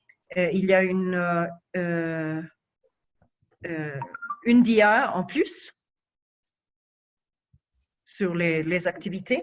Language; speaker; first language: French; non-native, fluent; Spanish